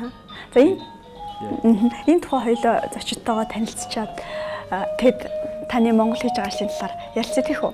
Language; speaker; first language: Mongolian; native; Mongolian